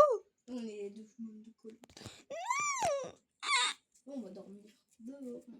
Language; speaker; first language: French; native; French